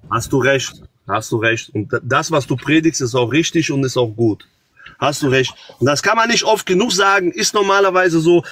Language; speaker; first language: German; early bilingual, other home language; Croatian